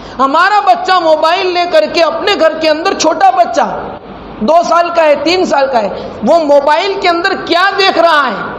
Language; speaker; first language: Urdu; non-native, local second language; Gujarati